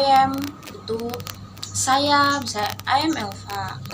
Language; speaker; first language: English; non-native, learner; Indonesian